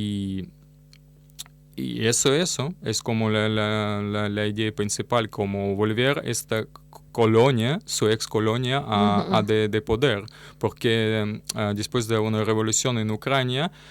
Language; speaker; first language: Spanish; non-native, learner; Russian